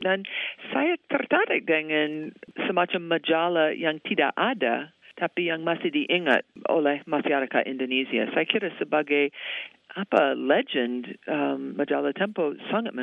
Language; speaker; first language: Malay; non-native, fluent; English